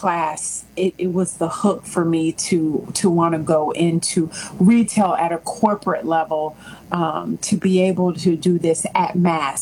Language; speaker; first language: English; native; English